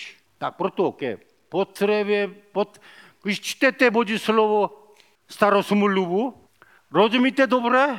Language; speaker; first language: Czech; non-native, learner; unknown